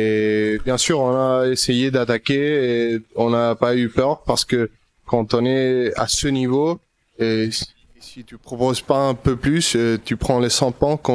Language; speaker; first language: French; non-native, fluent; Spanish